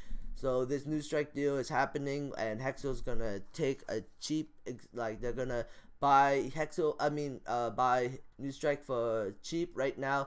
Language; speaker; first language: English; native; English